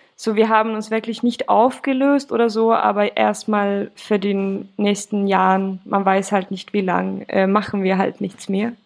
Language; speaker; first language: German; non-native, fluent; Swedish